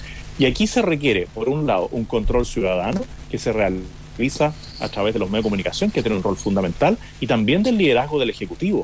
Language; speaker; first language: Spanish; native; Spanish